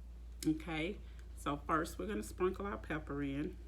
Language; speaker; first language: English; native; English